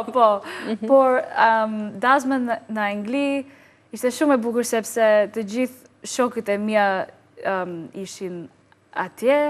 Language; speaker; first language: Albanian; non-native, learner; English